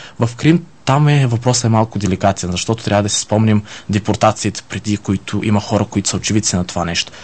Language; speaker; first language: Bulgarian; early bilingual, heritage; Bulgarian